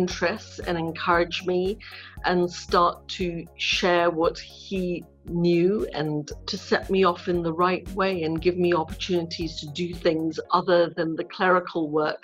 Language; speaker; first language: English; native; English